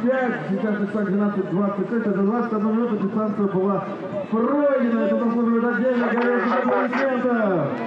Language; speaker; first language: Russian; native; Russian